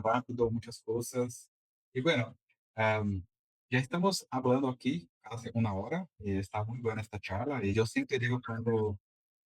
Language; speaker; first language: Spanish; non-native, fluent; Portuguese